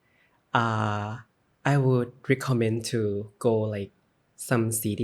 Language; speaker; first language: English; non-native, learner; Thai